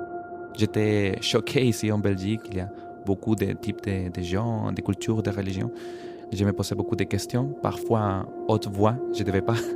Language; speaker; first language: French; non-native, fluent; Spanish